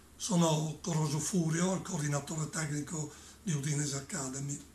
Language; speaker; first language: Italian; native; Italian